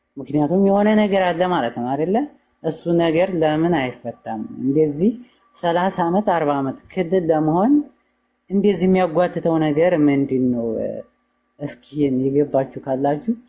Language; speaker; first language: Amharic; native; Amharic